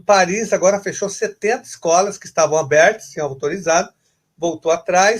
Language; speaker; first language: Portuguese; native; Portuguese